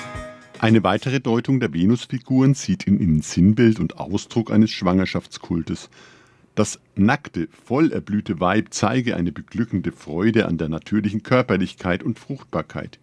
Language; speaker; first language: German; native; German